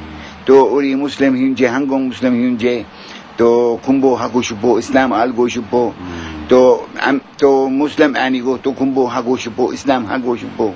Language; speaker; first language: Korean; non-native, learner; Arabic